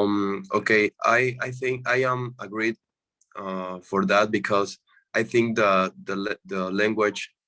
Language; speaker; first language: English; non-native, learner; Spanish